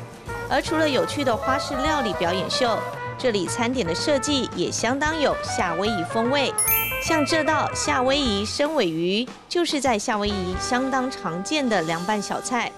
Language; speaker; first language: Chinese; native; Chinese